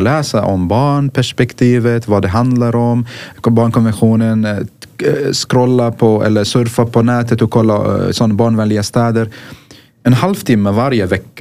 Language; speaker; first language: Swedish; non-native, fluent; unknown